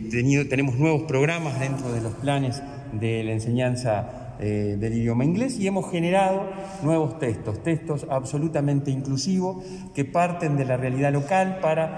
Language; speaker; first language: Spanish; native; Spanish